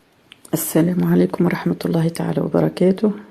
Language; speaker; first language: Arabic; native; Arabic